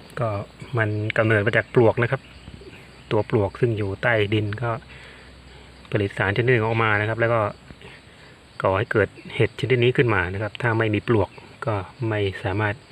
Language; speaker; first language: Thai; native; Thai